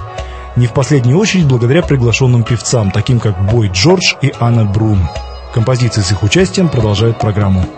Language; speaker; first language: Russian; native; Russian